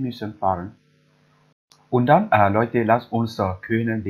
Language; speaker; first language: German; non-native, learner; English